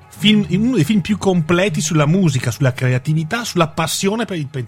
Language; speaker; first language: Italian; native; Italian